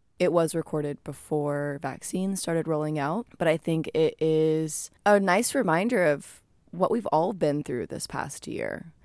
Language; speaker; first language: English; native; English